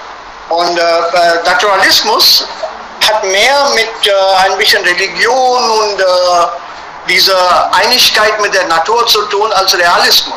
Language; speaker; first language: German; non-native, fluent; Hindi